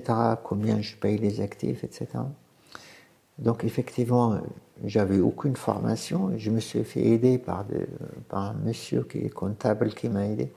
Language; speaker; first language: French; non-native, fluent; Arabic